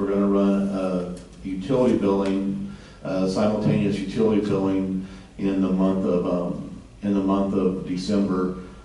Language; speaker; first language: English; native; English